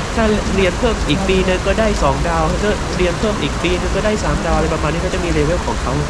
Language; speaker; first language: Thai; native; Thai